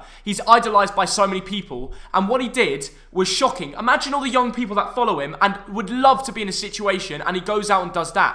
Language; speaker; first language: English; native; English